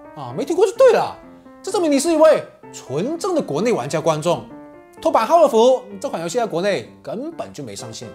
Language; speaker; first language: Chinese; native; Chinese